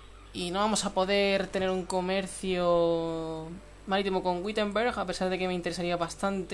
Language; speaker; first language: Spanish; native; Spanish